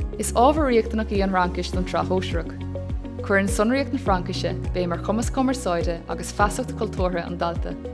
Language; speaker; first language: Irish; non-native, local second language; English